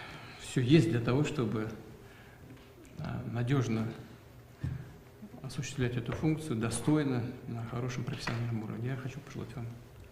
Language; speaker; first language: Russian; native; Russian